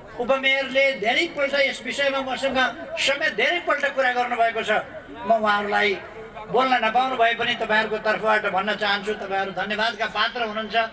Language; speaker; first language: Nepali; native; Nepali